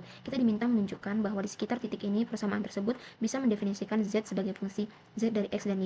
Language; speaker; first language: Indonesian; native; Indonesian